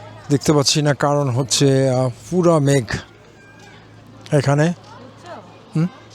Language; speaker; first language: Bangla; native; Bangla